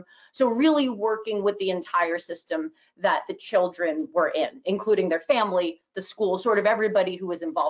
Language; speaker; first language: English; native; English